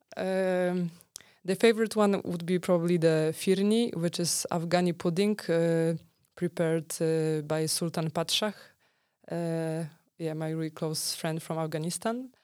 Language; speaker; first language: English; non-native, fluent; Polish